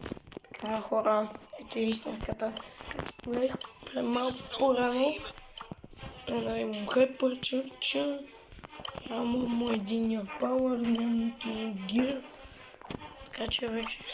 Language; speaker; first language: Bulgarian; native; Bulgarian